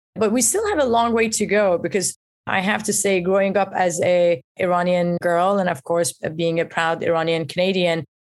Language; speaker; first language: English; early bilingual, other home language; Persian